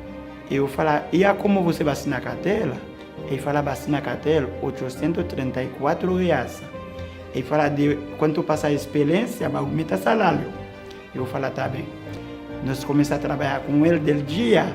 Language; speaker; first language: Portuguese; non-native, learner; Haitian Creole